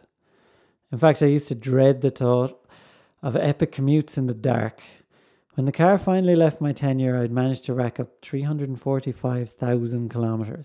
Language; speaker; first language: English; native; English